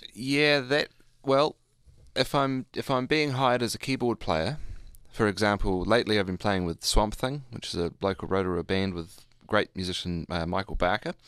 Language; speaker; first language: English; native; English